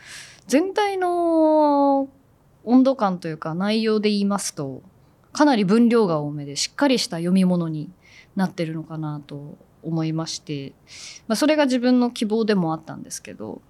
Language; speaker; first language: Japanese; native; Japanese